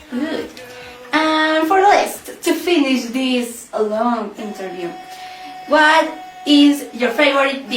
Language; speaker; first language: English; non-native, learner; Spanish